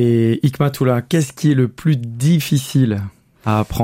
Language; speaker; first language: French; native; French